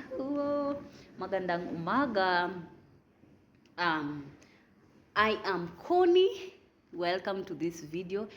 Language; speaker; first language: Filipino; non-native, fluent; Swahili